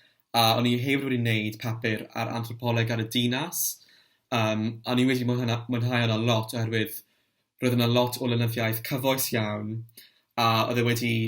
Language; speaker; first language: Welsh; non-native, local second language; English